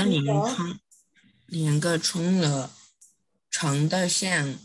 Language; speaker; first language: Chinese; non-native, learner; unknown